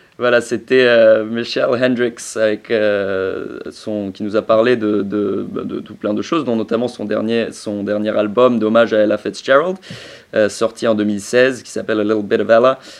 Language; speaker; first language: French; native; French